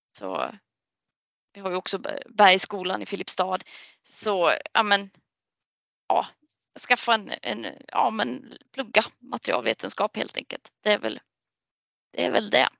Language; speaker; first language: Swedish; native; Swedish